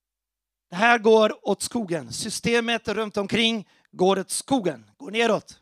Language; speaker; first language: Swedish; non-native, fluent; Portuguese